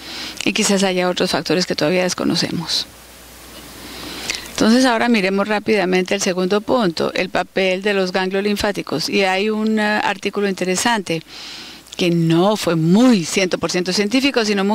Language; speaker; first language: Spanish; native; Spanish